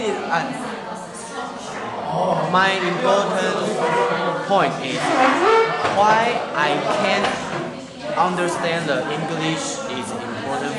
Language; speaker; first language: English; non-native, learner; Chinese